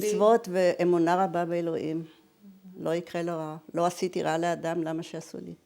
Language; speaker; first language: Hebrew; early bilingual, other home language; German